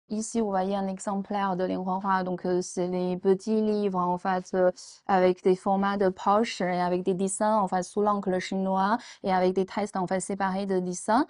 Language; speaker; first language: French; non-native, fluent; Chinese